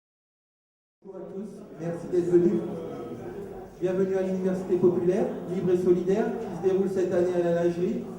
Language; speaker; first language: French; native; French